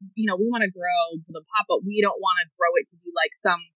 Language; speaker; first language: English; native; English